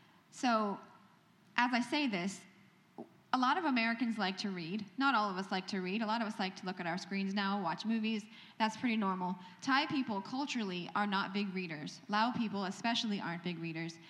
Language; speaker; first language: English; native; English